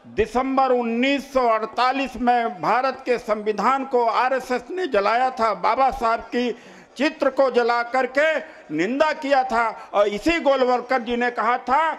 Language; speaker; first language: Hindi; native; Hindi